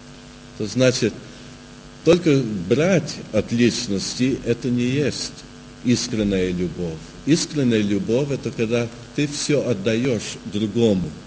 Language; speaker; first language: Russian; early bilingual, heritage; Russian